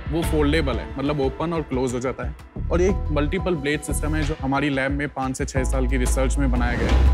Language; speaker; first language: Hindi; native; Hindi